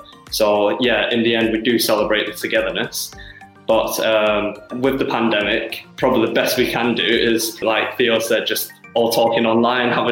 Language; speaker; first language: English; native; English